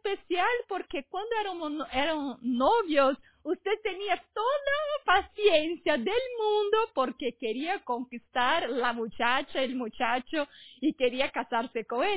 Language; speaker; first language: Spanish; non-native, fluent; Portuguese